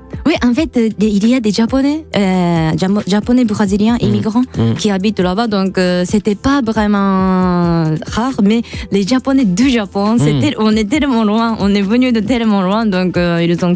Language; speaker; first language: French; non-native, fluent; Japanese